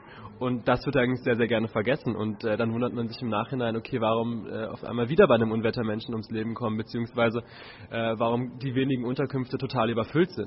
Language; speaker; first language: German; native; German